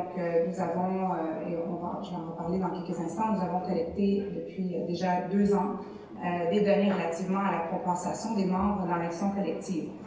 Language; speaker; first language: French; native; French